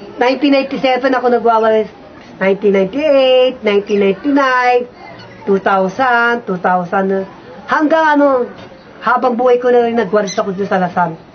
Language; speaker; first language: Filipino; native; Filipino